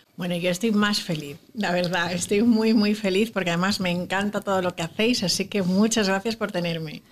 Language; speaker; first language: Spanish; native; Spanish